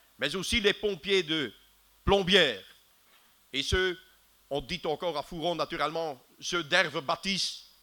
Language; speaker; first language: French; non-native, local second language; Dutch